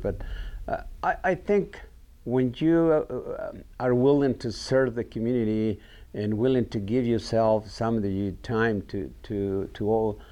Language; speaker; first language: English; non-native, learner; Spanish